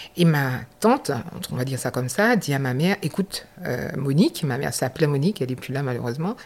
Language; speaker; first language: French; native; French